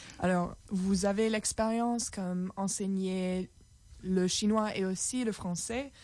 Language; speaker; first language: French; non-native, fluent; English